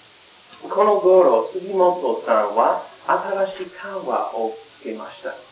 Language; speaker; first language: Japanese; non-native, learner; English